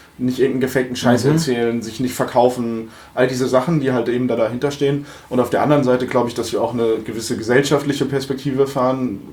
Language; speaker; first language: German; native; German